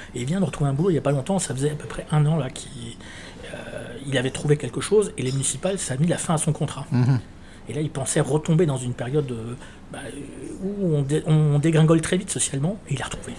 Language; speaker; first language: French; native; French